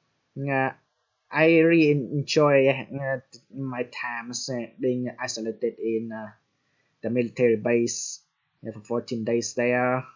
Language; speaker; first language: English; non-native, fluent; Vietnamese